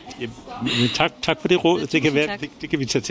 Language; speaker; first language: Danish; native; Danish